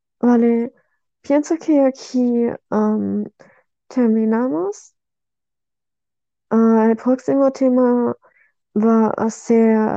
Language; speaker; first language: Spanish; non-native, learner; German